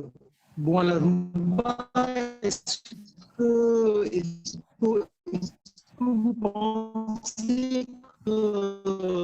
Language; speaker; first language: French; non-native, fluent; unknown